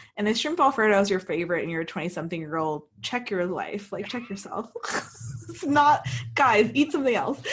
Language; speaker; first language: English; native; English